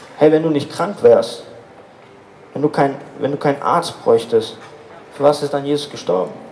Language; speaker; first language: German; native; German